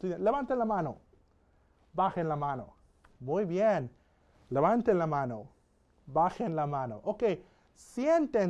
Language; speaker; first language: Spanish; non-native, fluent; English